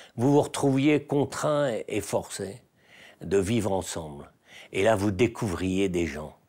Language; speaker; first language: French; native; French